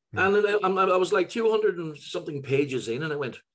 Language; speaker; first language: English; native; English